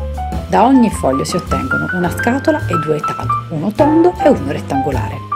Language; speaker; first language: Italian; native; Italian